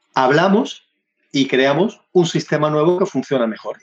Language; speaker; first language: Spanish; native; Spanish